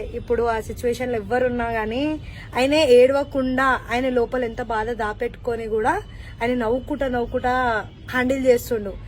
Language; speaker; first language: Telugu; non-native, local second language; Hindi